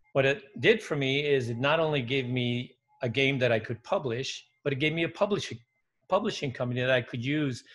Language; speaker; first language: English; early bilingual, other home language; Dutch